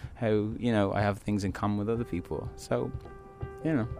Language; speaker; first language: English; native; English